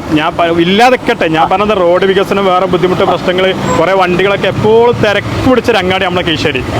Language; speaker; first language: Malayalam; native; Malayalam